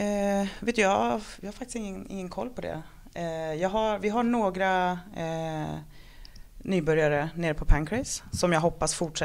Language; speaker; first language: Swedish; native; Swedish